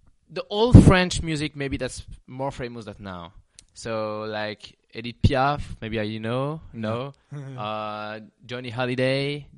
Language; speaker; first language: English; non-native, learner; French